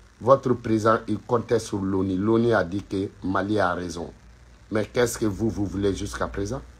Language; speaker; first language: French; non-native, local second language; Bambara